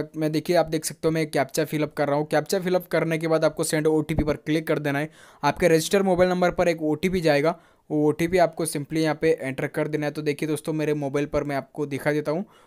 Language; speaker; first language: Hindi; non-native, local second language; Marathi